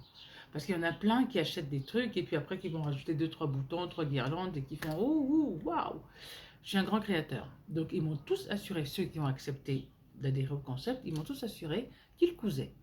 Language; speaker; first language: French; native; French